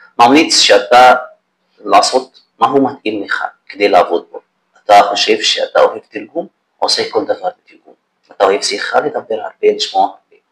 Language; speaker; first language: Hebrew; non-native, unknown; Arabic